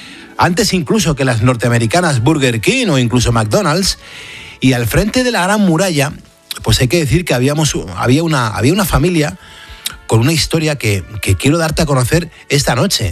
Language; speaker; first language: Spanish; native; Spanish